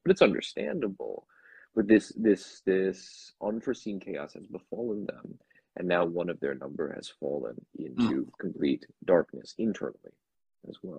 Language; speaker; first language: English; native; English